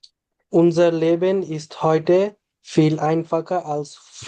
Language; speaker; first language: German; non-native, learner; Bangla